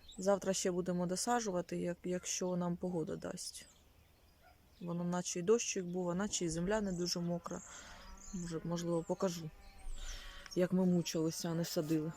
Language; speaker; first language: Ukrainian; non-native, local second language; Russian